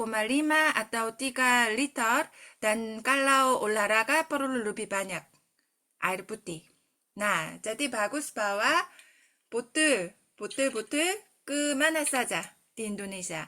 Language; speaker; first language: Indonesian; non-native, fluent; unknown